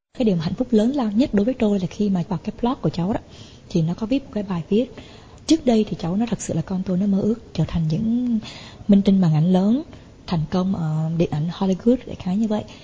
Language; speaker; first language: Vietnamese; native; Vietnamese